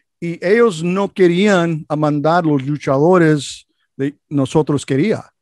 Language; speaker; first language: Spanish; non-native, learner; English